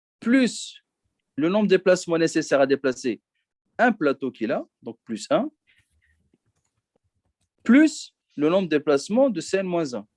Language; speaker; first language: French; native; French